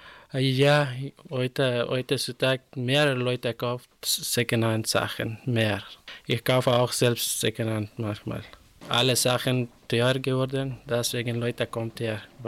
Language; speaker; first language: German; non-native, learner; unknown